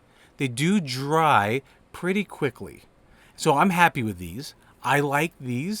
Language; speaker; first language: English; native; English